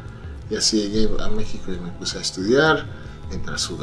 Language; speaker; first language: Spanish; non-native, fluent; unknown